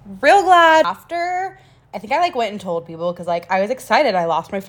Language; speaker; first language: English; native; English